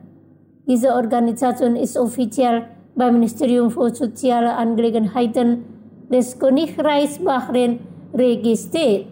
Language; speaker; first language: German; non-native, fluent; Indonesian